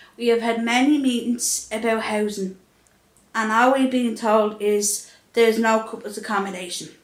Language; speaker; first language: English; native; English